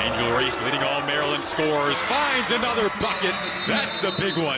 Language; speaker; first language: English; native; English